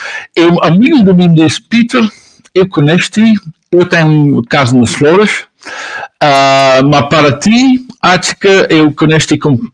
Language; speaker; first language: Portuguese; non-native, learner; Dutch